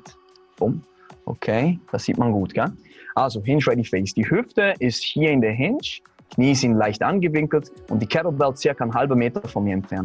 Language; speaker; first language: German; native; German